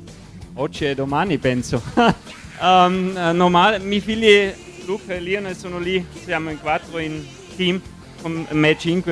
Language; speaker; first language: Italian; non-native, learner; German